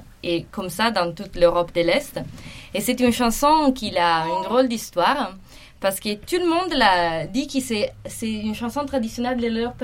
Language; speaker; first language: French; non-native, fluent; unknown